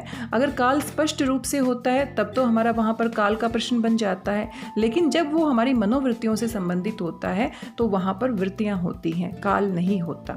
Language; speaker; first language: Hindi; native; Hindi